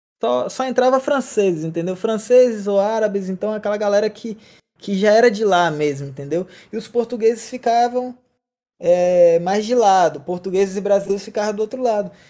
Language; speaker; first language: Portuguese; native; Portuguese